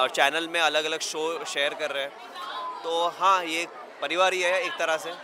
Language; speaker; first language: Hindi; non-native, local second language; Marathi